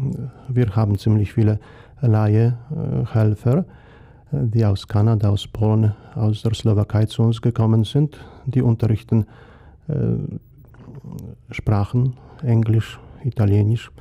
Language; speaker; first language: German; non-native, fluent; Polish